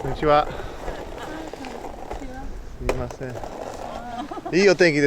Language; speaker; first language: Japanese; non-native, learner; English